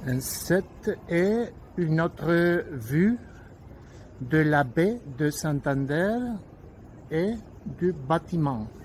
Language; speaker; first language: French; non-native, learner; Spanish